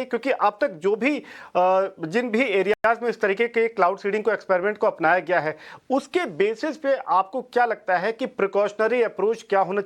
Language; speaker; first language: Hindi; native; Hindi